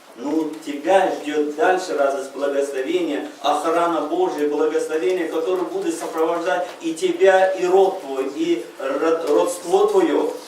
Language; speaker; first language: Russian; non-native, local second language; Uzbek